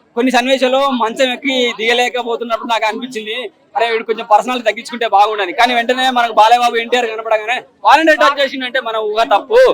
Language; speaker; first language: Telugu; native; Telugu